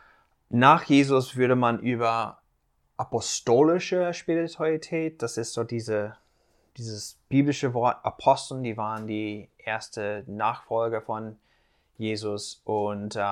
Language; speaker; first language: German; non-native, fluent; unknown